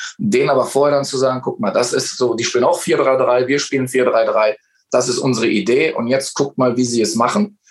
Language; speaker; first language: German; native; German